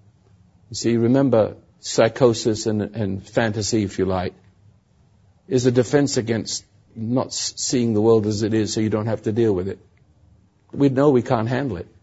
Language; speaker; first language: English; native; English